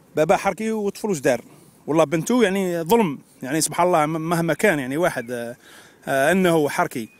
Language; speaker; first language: Arabic; native; Arabic